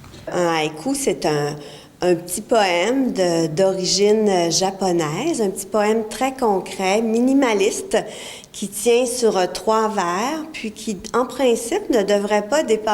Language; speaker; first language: French; native; French